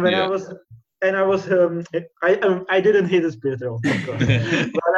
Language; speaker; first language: English; non-native, learner; Czech